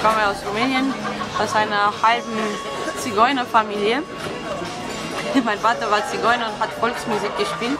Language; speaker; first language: German; non-native, fluent; Romanian